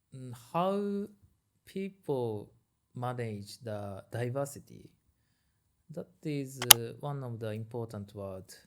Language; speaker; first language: English; non-native, learner; Japanese